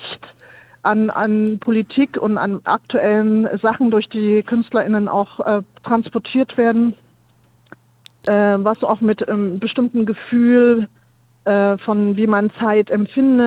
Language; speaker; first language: German; native; German